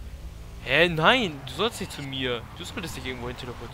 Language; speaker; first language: German; native; German